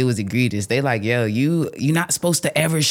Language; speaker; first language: English; native; English